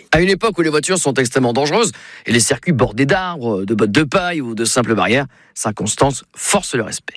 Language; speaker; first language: French; native; French